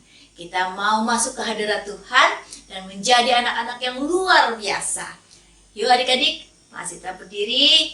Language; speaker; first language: Indonesian; native; Indonesian